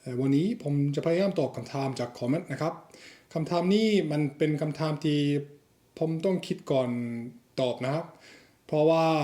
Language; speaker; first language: Thai; non-native, fluent; Norwegian